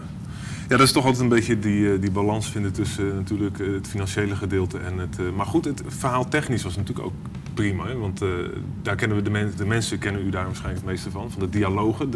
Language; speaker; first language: Dutch; native; Dutch